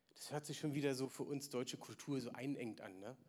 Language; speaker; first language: German; native; German